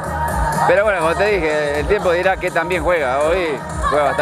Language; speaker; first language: Spanish; native; Spanish